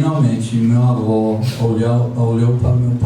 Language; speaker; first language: Portuguese; non-native, fluent; English